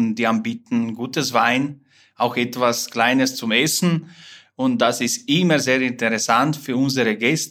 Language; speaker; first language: German; non-native, fluent; Slovenian